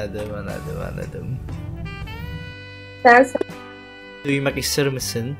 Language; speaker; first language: Turkish; non-native, learner; Indonesian